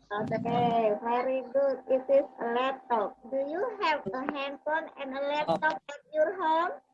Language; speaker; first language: English; non-native, learner; Indonesian